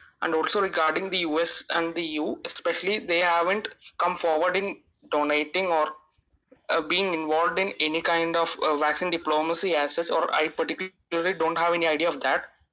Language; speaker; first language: English; non-native, local second language; Malayalam